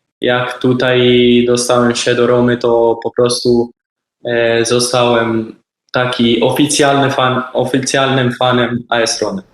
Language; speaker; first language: Polish; early bilingual, heritage; Polish